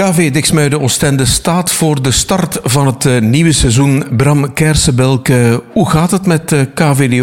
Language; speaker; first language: Dutch; native; Dutch